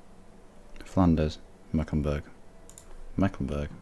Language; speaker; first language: English; native; English